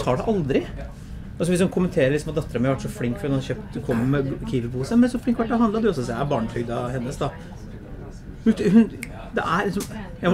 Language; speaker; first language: Norwegian; native; Norwegian